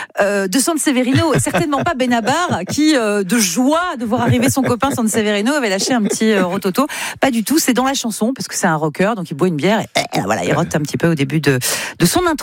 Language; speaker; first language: French; native; French